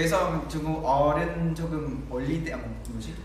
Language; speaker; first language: Korean; non-native, learner; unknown